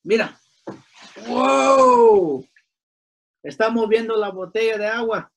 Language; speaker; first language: Spanish; early bilingual, heritage; Spanish